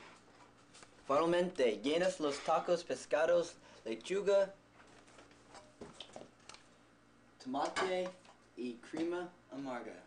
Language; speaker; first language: Spanish; non-native, learner; English